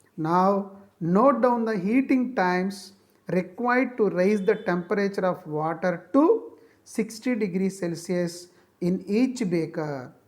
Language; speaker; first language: English; non-native, local second language; Telugu